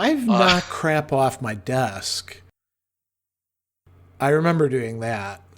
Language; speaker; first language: English; native; English